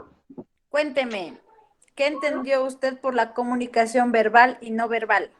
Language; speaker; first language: Spanish; native; Spanish